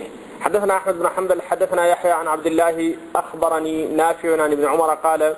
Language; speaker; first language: Arabic; native; Arabic